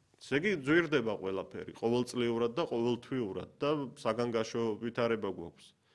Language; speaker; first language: Georgian; native; Georgian